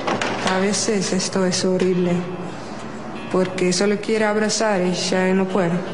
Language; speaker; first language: Spanish; non-native, learner; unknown